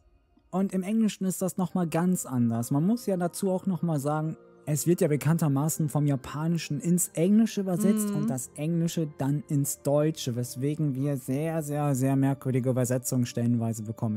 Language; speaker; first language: German; native; German